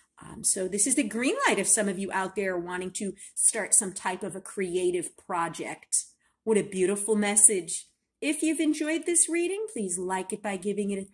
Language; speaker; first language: English; native; English